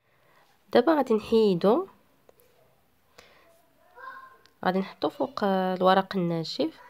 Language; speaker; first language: Arabic; native; Arabic